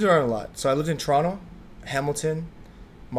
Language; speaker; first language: English; early bilingual, other home language; Vietnamese